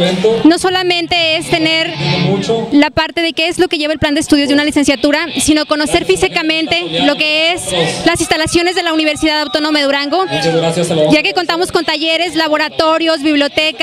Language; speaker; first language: Spanish; native; Spanish